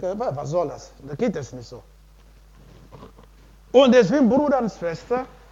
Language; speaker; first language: German; non-native, learner; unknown